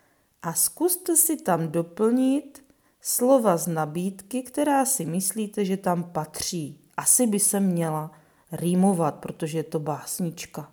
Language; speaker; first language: Czech; native; Czech